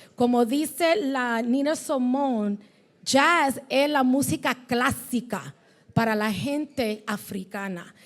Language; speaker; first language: Spanish; early bilingual, heritage; Spanish